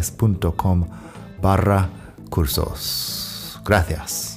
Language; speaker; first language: Spanish; non-native, fluent; English